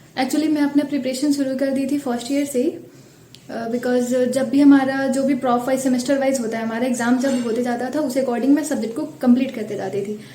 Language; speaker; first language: Hindi; native; Hindi